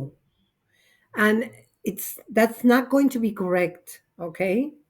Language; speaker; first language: English; non-native, fluent; Spanish